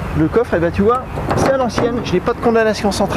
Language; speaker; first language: French; native; French